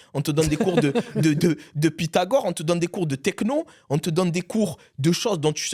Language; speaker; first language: French; early bilingual, other home language; Arabic